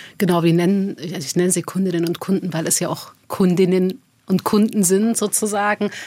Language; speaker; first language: German; early bilingual, other home language; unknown